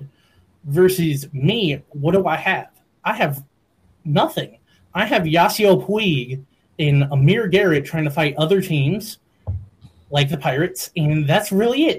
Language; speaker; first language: English; native; English